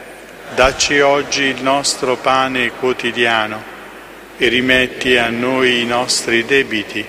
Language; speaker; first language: Italian; native; Italian